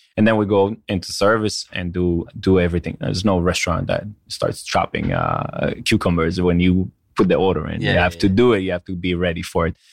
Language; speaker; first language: English; non-native, fluent; Hebrew